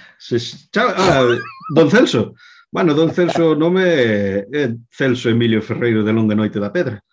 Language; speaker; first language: Galician; non-native, local second language; Spanish